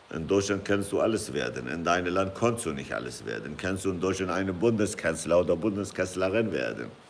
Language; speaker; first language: German; non-native, fluent; Kurdish